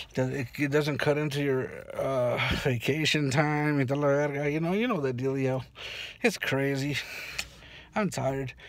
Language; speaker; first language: English; early bilingual, other home language; Spanish